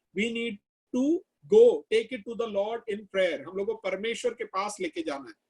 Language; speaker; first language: Hindi; non-native, local second language; Malayalam